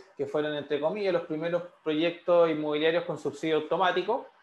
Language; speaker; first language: Spanish; native; Spanish